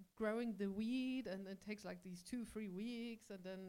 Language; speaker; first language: English; early bilingual, heritage; English